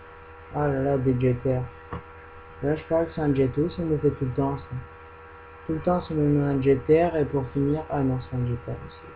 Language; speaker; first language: French; native; French